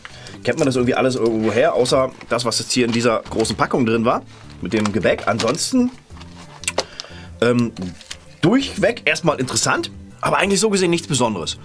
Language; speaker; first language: German; native; German